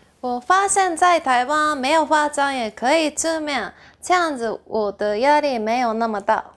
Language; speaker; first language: Chinese; non-native, fluent; Japanese